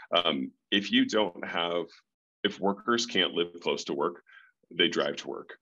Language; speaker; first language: English; native; English